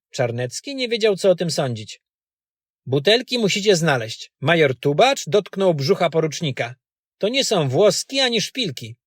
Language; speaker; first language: Polish; native; Polish